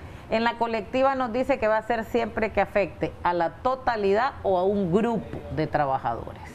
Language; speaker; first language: Spanish; native; Spanish